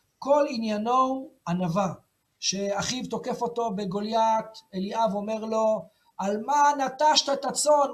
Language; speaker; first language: Hebrew; native; Hebrew